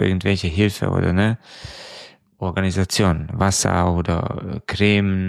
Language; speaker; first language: German; non-native, fluent; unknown